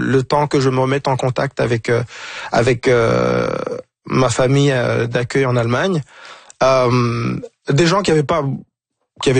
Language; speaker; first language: French; non-native, local second language; Kinyarwanda